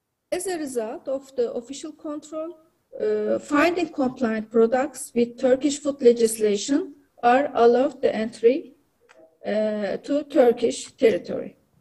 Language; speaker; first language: English; non-native, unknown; Turkish